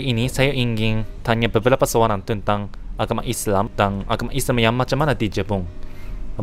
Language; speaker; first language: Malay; non-native, fluent; Japanese